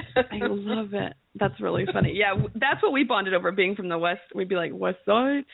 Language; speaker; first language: English; native; English